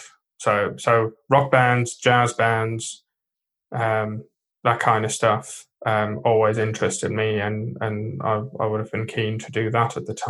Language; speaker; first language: English; non-native, local second language; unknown